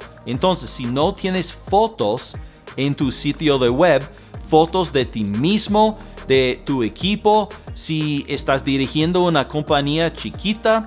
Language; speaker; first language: Spanish; non-native, fluent; English